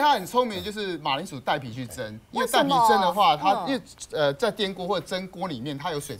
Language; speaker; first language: Chinese; native; Chinese